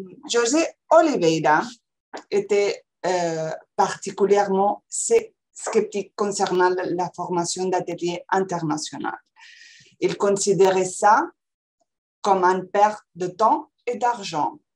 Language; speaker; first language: French; non-native, fluent; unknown